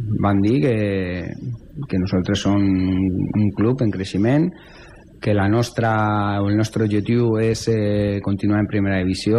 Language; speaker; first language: Catalan; non-native, fluent; Spanish